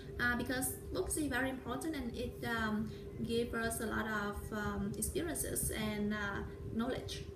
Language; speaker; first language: English; non-native, learner; Vietnamese